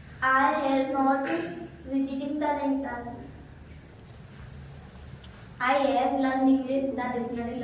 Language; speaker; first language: English; non-native, learner; Hindi